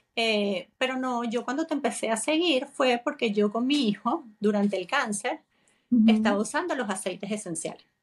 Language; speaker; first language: Spanish; native; Spanish